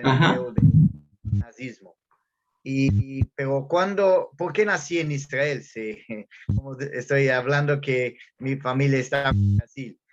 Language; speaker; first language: Spanish; non-native, fluent; Portuguese